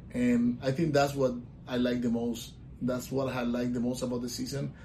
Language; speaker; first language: English; non-native, local second language; Spanish